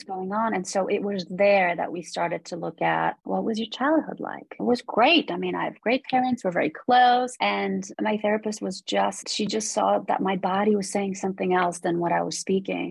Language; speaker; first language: English; early bilingual, other home language; Polish